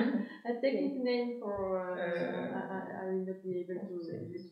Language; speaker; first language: English; non-native, fluent; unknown